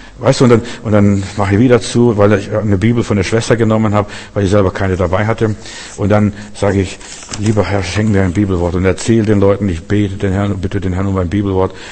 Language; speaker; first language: German; early bilingual, heritage; German